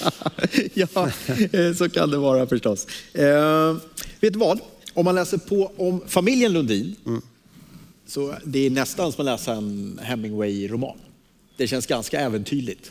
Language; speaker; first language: Swedish; native; Swedish